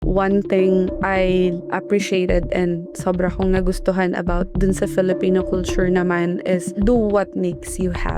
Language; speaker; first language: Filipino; early bilingual, other home language; Punjabi